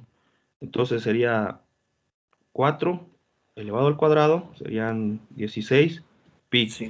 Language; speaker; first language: Spanish; native; Spanish